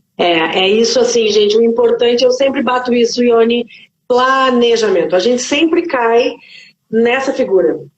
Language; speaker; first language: Portuguese; native; Portuguese